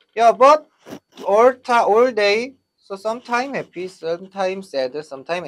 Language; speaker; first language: English; non-native, learner; Korean